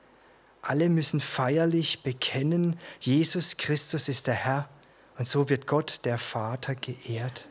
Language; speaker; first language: German; native; German